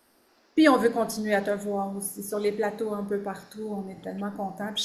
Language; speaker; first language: French; native; French